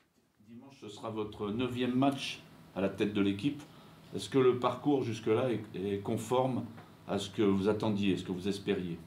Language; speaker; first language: French; native; French